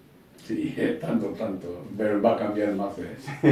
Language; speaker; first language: Spanish; non-native, learner; Japanese